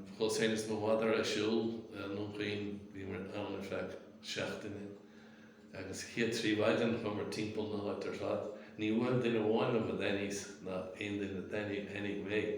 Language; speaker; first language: Irish; native; Irish